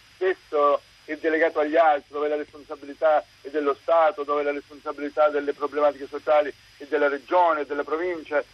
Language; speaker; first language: Italian; native; Italian